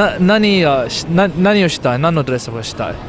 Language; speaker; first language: Japanese; non-native, learner; English